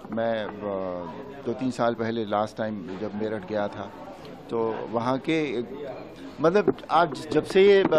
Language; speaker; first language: Hindi; native; Hindi